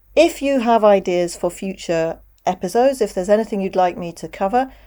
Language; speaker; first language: English; native; English